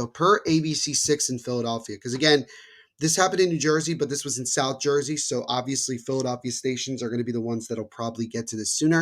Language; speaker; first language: English; native; English